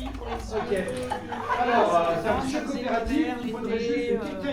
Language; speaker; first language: French; native; French